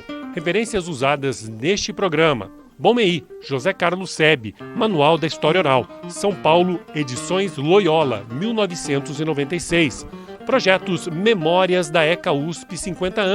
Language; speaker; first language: Portuguese; native; Portuguese